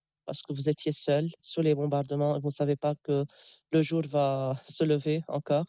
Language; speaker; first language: French; non-native, local second language; Arabic